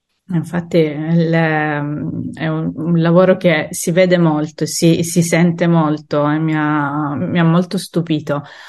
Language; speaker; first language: Italian; native; Italian